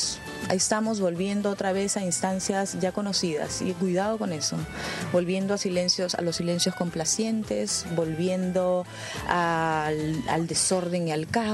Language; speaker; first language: Spanish; native; Spanish